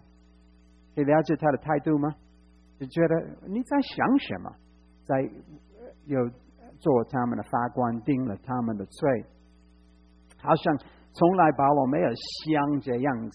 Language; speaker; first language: Chinese; non-native, fluent; English